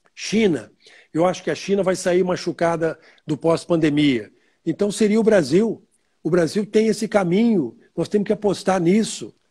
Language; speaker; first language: Portuguese; native; Portuguese